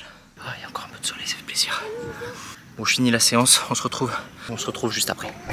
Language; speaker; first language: French; native; French